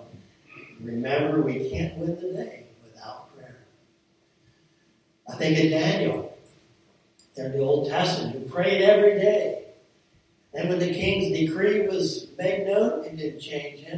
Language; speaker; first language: English; native; English